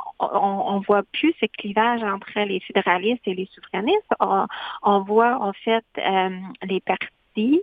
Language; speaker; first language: French; non-native, local second language; English